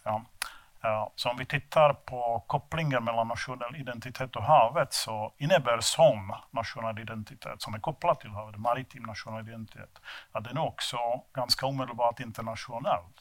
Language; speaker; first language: Swedish; non-native, fluent; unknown